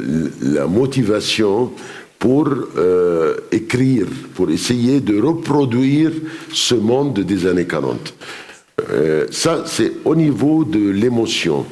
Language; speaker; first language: French; non-native, fluent; Arabic